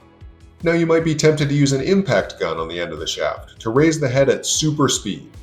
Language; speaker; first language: English; native; English